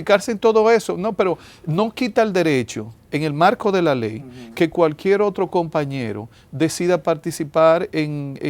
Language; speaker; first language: Spanish; native; Spanish